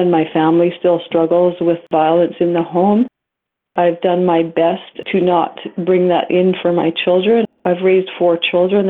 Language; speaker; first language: English; native; English